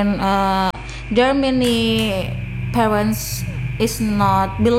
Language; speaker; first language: English; non-native, learner; Indonesian